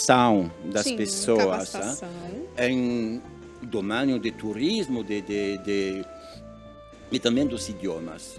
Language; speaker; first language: Portuguese; non-native, learner; French